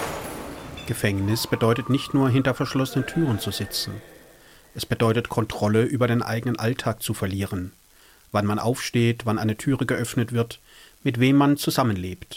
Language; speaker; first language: German; native; German